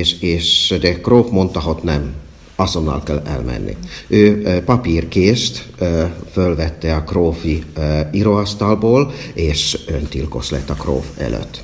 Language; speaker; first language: Hungarian; non-native, fluent; Finnish